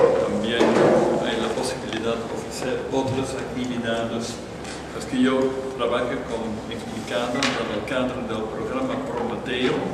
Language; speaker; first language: Spanish; non-native, fluent; Dutch